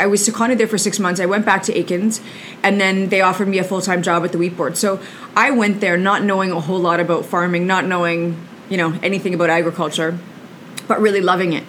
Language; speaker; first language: English; native; English